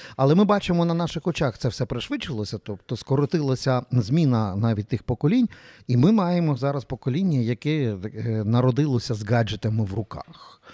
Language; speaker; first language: Ukrainian; native; Ukrainian